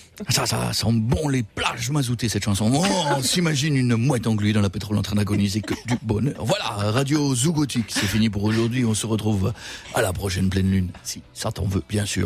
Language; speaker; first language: French; native; French